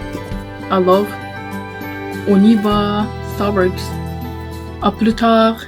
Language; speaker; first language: French; non-native, learner; Japanese